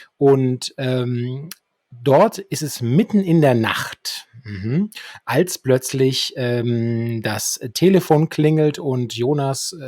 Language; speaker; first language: German; native; German